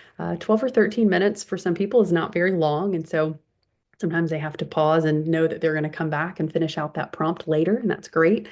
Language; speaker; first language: English; native; English